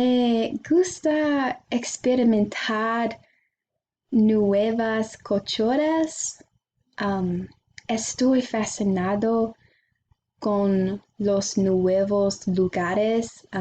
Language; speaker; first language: Spanish; non-native, learner; English